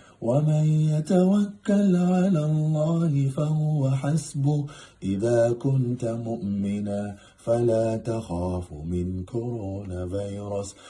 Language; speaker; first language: Arabic; non-native, learner; Kyrgyz